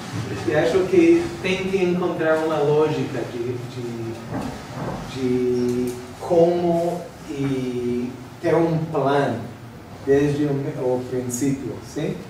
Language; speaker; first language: Portuguese; non-native, fluent; English